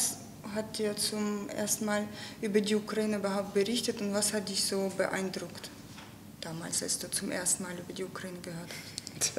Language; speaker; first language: German; non-native, fluent; Russian